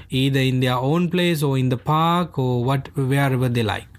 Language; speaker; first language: English; non-native, local second language; Sinhala